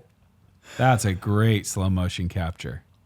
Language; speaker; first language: English; native; English